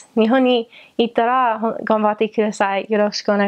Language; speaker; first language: Japanese; non-native, learner; English